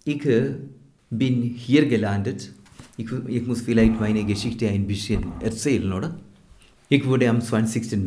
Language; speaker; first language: German; non-native, fluent; Malayalam